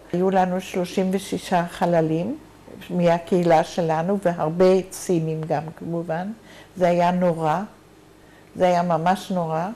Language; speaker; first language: Hebrew; non-native, fluent; German